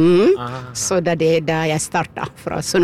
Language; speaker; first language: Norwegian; non-native, learner; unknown